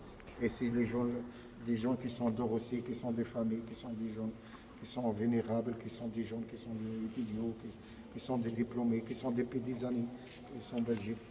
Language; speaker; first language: French; non-native, fluent; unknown